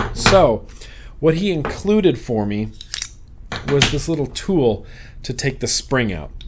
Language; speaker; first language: English; native; English